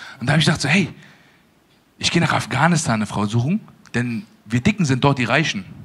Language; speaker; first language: German; early bilingual, other home language; Persian